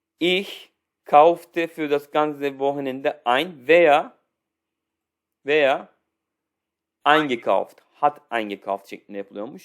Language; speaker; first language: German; non-native, fluent; Turkish